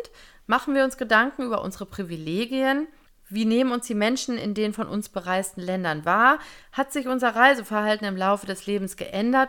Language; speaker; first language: German; native; German